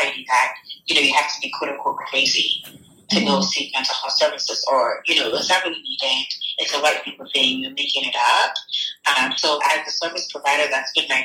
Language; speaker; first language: English; non-native, local second language; Akan